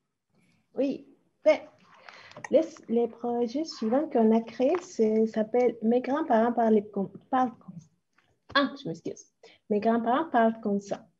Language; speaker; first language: French; non-native, fluent; Spanish